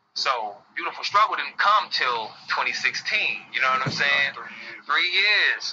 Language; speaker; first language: English; native; English